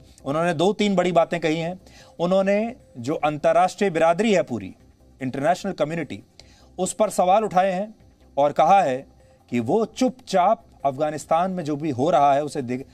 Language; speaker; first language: Hindi; native; Hindi